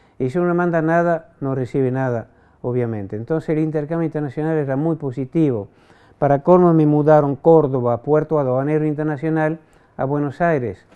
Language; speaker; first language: Spanish; non-native, fluent; French